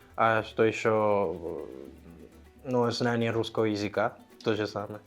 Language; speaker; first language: Russian; non-native, learner; Spanish